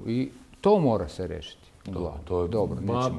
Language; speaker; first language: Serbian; non-native, fluent; Russian